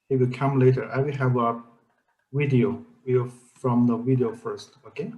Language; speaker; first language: English; non-native, learner; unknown